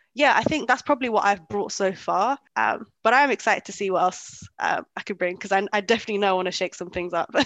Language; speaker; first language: English; early bilingual, other home language; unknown